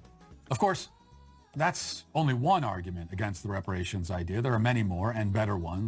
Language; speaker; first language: English; native; English